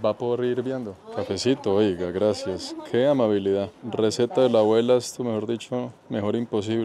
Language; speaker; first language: Spanish; native; Spanish